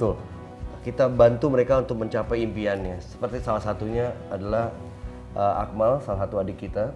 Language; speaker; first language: Indonesian; native; Indonesian